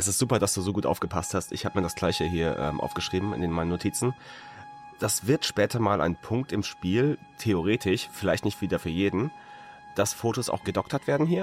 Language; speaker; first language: German; native; German